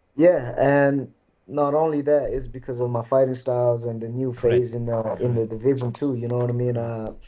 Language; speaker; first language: English; early bilingual, other home language; Burmese